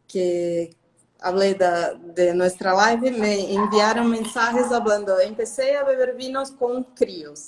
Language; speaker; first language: Spanish; non-native, fluent; Portuguese